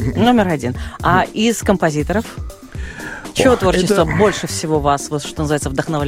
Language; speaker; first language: Russian; native; Russian